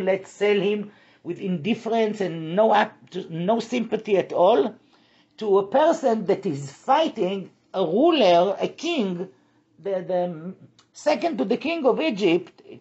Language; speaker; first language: English; non-native, fluent; Hebrew